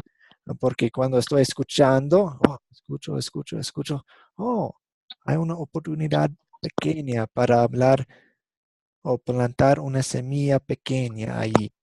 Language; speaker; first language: Spanish; non-native, fluent; English